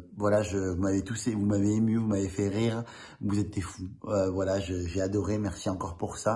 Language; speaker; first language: French; native; French